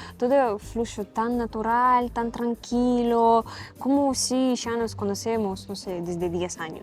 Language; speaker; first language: Spanish; non-native, learner; Russian